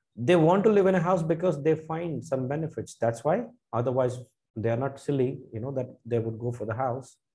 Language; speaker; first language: English; non-native, local second language; Punjabi